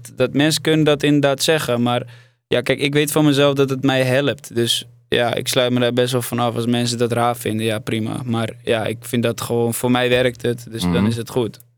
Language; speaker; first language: Dutch; native; Dutch